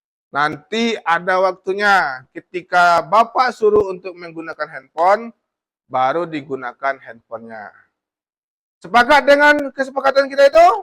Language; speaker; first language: Indonesian; native; Indonesian